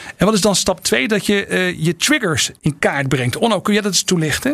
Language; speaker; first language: Dutch; native; Dutch